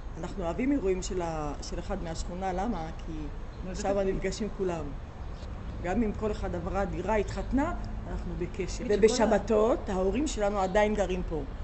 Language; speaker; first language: Hebrew; native; Hebrew